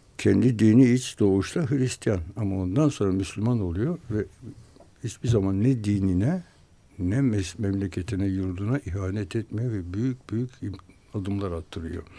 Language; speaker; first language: Turkish; native; Turkish